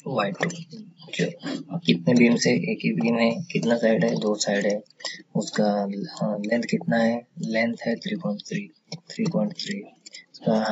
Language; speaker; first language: Hindi; native; Hindi